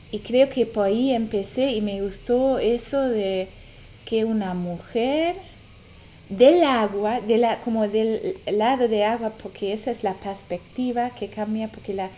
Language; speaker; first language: Spanish; non-native, fluent; German